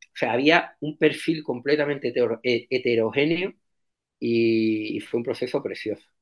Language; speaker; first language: Spanish; native; Spanish